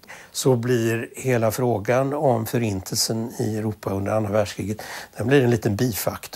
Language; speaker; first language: Swedish; native; Swedish